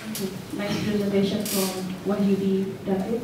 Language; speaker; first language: English; non-native, learner; Indonesian